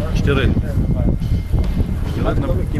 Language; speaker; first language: Hebrew; native; Hebrew